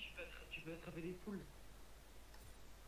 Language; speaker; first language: French; native; French